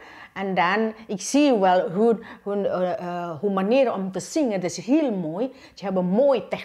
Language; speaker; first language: Dutch; non-native, learner; Indonesian